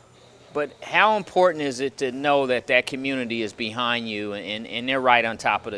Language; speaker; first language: English; native; English